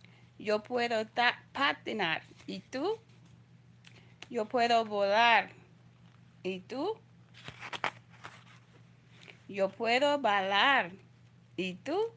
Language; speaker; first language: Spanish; non-native, learner; English